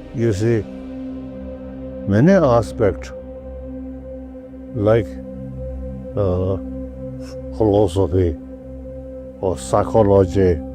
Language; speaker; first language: English; non-native, learner; Tibetan